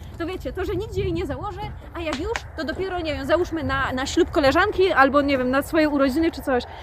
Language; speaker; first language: Polish; native; Polish